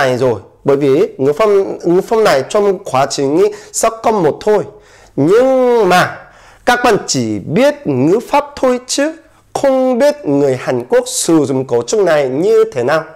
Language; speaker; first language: Vietnamese; non-native, fluent; Korean